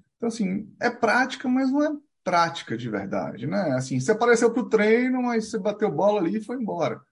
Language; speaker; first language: Portuguese; native; Portuguese